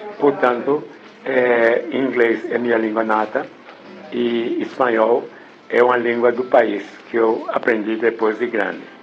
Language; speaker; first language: Portuguese; non-native, fluent; English